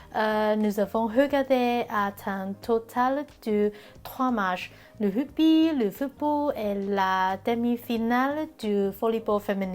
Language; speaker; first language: French; non-native, learner; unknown